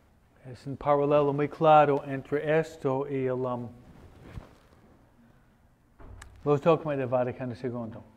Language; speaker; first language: Spanish; non-native, fluent; English